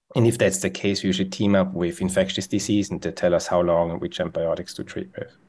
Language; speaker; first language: English; non-native, fluent; Swiss German